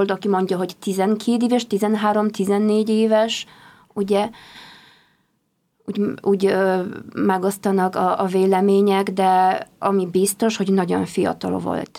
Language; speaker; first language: Hungarian; non-native, fluent; Polish